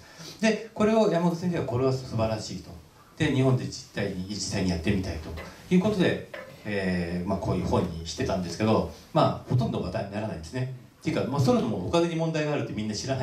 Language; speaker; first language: Japanese; native; Japanese